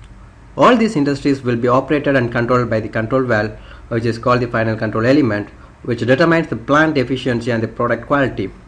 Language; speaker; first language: English; non-native, local second language; Tamil